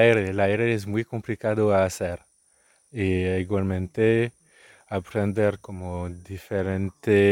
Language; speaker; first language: Spanish; non-native, learner; French